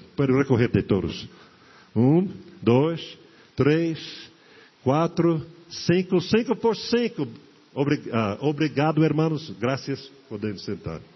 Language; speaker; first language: Portuguese; non-native, fluent; English